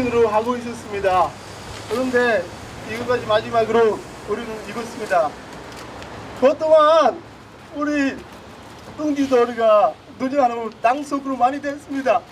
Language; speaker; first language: Korean; non-native, learner; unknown